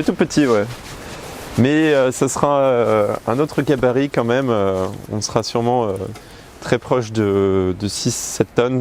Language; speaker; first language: French; native; French